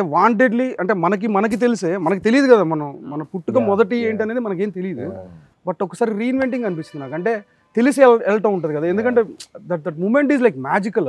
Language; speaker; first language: Telugu; native; Telugu